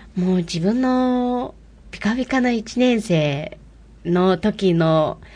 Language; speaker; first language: Japanese; non-native, fluent; Mongolian